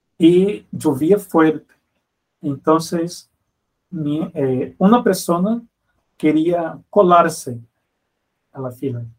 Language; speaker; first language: Spanish; non-native, fluent; Portuguese